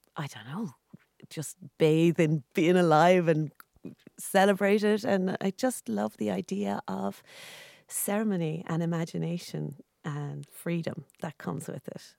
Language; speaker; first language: English; non-native, local second language; Irish